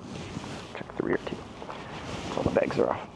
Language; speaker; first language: English; native; English